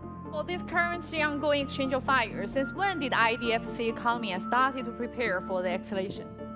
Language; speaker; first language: English; non-native, fluent; Chinese